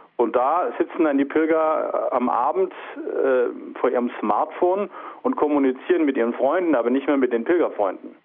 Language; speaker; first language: German; native; German